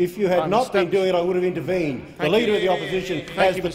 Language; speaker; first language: English; native; English